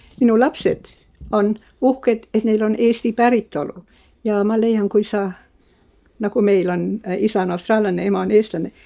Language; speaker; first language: Estonian; early bilingual, heritage; Estonian